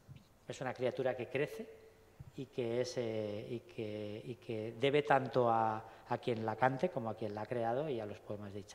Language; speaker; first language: Spanish; native; Spanish